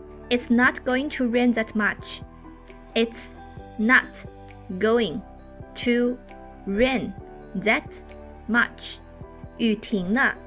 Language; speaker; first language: English; non-native, fluent; Chinese